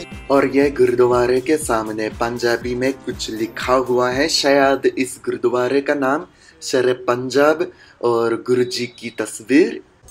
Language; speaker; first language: Hindi; non-native, fluent; Japanese